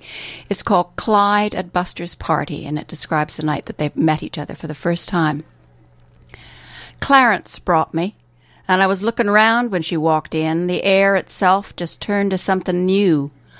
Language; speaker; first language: English; native; English